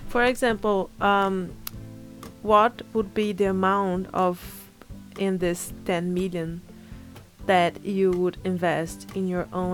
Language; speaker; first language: English; non-native, fluent; Portuguese